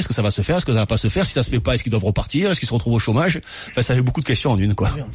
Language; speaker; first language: French; native; French